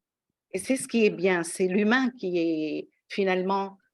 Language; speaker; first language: French; non-native, local second language; Arabic